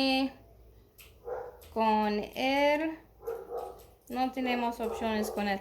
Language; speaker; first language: Spanish; non-native, learner; English